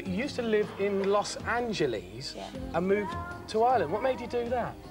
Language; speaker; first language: English; native; English